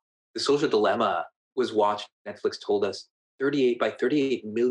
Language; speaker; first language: English; native; English